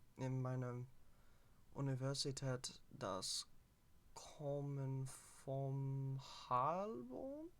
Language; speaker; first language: German; non-native, learner; English